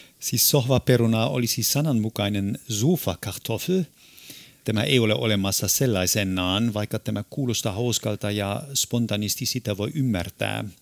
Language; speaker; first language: Finnish; non-native, fluent; German